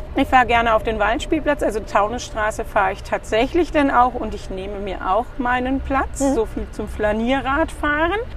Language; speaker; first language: German; native; German